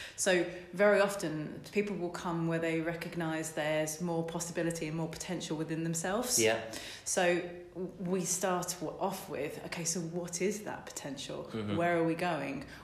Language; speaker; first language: English; native; English